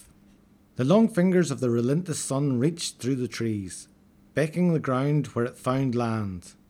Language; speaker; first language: English; native; English